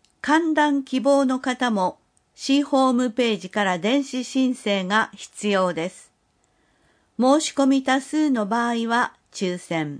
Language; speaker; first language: Japanese; native; Japanese